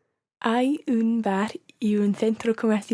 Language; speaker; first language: Spanish; non-native, learner; English